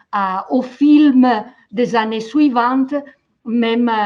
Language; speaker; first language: French; non-native, fluent; Italian